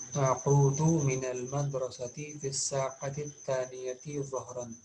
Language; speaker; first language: Arabic; non-native, fluent; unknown